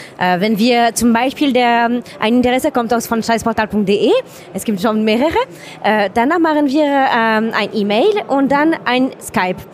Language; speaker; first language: German; non-native, learner; French